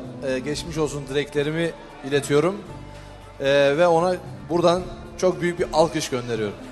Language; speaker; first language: Turkish; native; Turkish